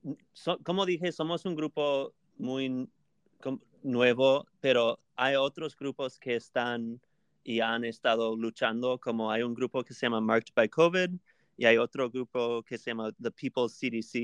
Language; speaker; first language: Spanish; non-native, fluent; English